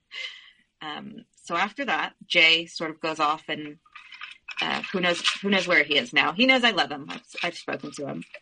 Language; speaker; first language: English; early bilingual, other home language; Spanish